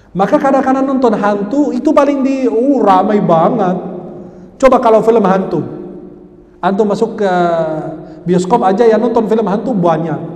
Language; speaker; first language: Indonesian; non-native, fluent; Arabic